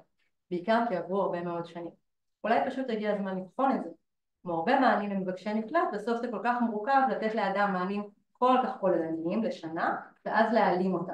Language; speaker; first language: Hebrew; native; Hebrew